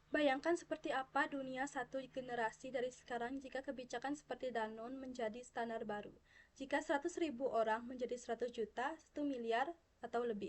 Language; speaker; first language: Indonesian; non-native, local second language; Balinese